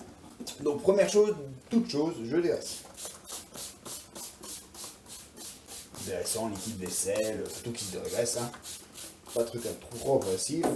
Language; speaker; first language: French; native; French